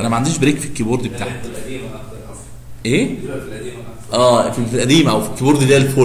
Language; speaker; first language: Arabic; native; Arabic